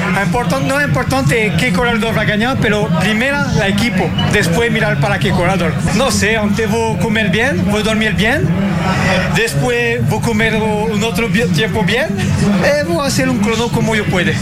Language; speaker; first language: Portuguese; non-native, learner; French